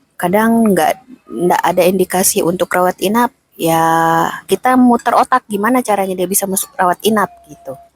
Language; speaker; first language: Indonesian; native; Indonesian